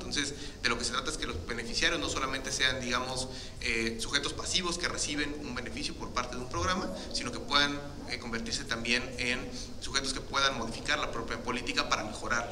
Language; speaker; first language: Spanish; native; Spanish